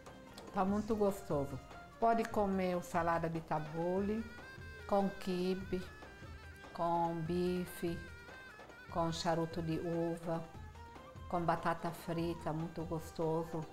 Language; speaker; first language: Portuguese; non-native, fluent; Arabic